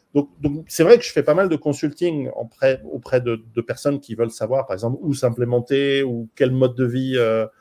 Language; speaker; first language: French; native; French